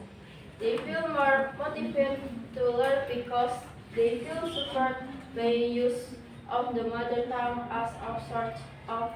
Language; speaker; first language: English; non-native, learner; Indonesian